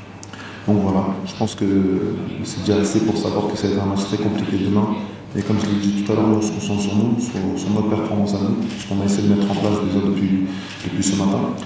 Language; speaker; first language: French; native; French